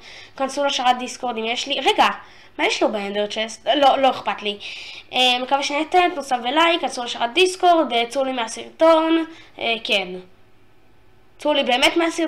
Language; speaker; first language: Hebrew; native; Hebrew